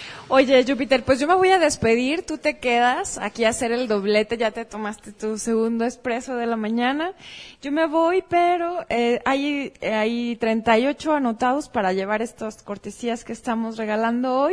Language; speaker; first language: Spanish; native; Spanish